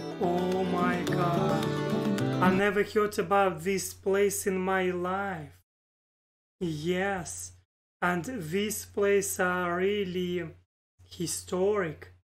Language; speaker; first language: English; non-native, learner; Russian